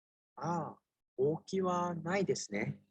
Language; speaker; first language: Japanese; non-native, learner; Indonesian